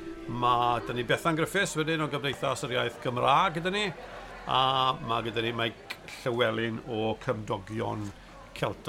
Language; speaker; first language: Welsh; native; Welsh